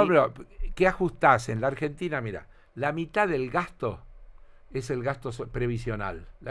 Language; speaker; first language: Spanish; native; Spanish